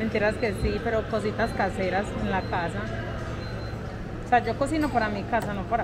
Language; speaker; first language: Spanish; native; Spanish